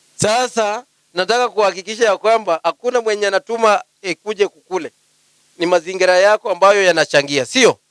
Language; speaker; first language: Swahili; non-native, local second language; Luyia